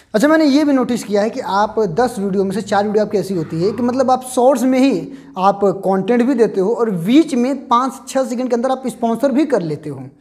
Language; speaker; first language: Hindi; native; Hindi